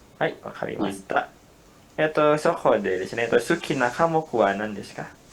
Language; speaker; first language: Japanese; non-native, learner; Indonesian